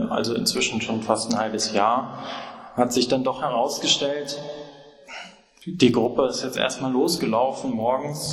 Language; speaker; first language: German; native; German